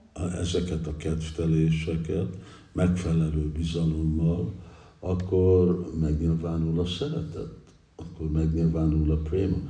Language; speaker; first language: Hungarian; early bilingual, heritage; English